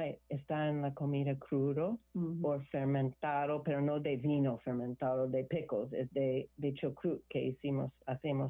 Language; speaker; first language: Spanish; non-native, learner; English